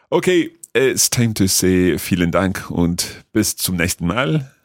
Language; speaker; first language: German; non-native, learner; English